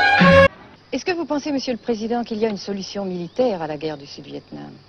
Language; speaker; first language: French; native; French